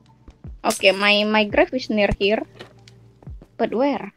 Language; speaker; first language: English; non-native, learner; Indonesian